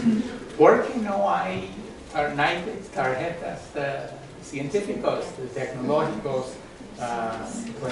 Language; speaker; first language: Spanish; non-native, learner; English